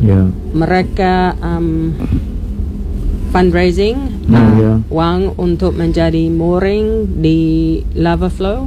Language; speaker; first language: Indonesian; non-native, learner; English